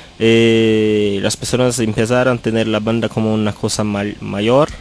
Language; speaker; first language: Spanish; non-native, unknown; Portuguese